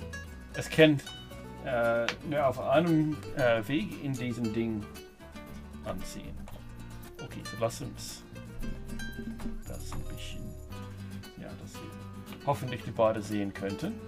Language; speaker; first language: German; non-native, fluent; English